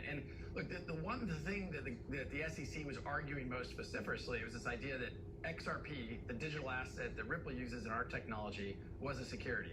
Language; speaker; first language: English; native; English